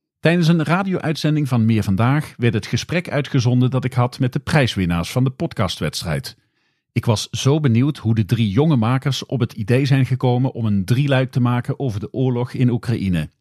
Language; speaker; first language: Dutch; native; Dutch